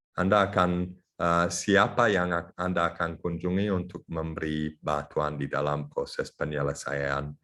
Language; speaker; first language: Indonesian; non-native, fluent; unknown